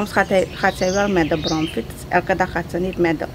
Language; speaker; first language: Dutch; non-native, local second language; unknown